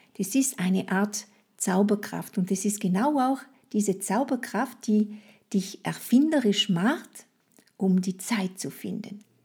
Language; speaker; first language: German; non-native, fluent; French